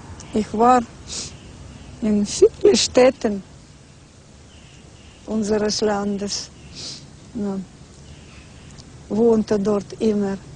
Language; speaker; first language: German; non-native, learner; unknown